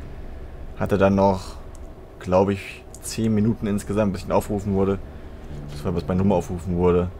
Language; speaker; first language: German; native; German